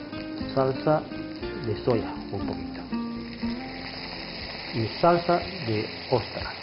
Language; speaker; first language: Spanish; non-native, fluent; Chinese